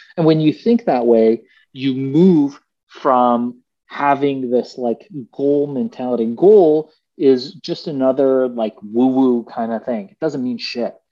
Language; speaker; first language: English; early bilingual, other home language; Persian